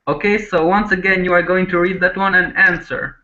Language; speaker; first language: English; non-native, fluent; Albanian